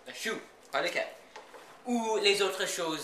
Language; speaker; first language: French; non-native, learner; English